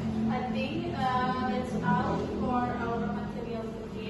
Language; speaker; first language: English; non-native, learner; Indonesian